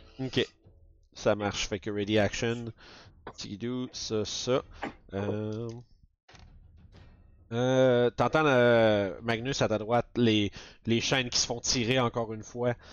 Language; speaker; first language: French; native; French